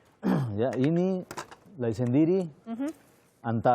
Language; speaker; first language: Indonesian; non-native, learner; Spanish